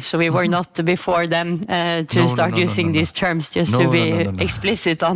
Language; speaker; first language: English; non-native, fluent; Norwegian